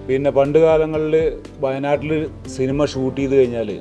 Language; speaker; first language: Malayalam; native; Malayalam